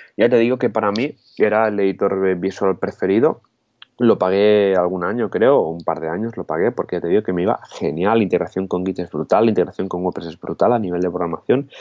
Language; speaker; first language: Spanish; non-native, local second language; Catalan